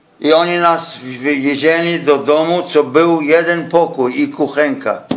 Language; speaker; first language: Polish; non-native, local second language; Yiddish